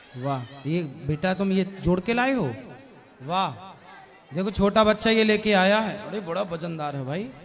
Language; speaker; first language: Hindi; native; Hindi